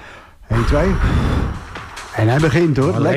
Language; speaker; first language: Dutch; native; Dutch